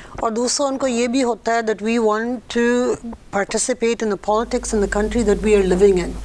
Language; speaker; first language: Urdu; early bilingual, heritage; Urdu